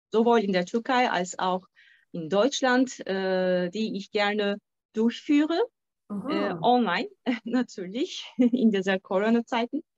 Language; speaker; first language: German; non-native, fluent; Turkish